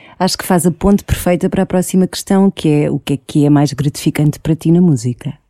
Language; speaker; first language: Portuguese; native; Portuguese